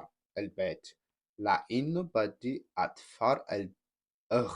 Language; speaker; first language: Arabic; non-native, learner; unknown